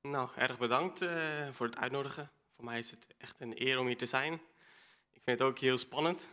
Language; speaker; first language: Dutch; non-native, fluent; Spanish